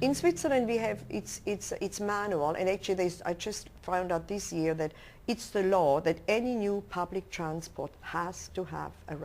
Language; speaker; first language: English; non-native, local second language; German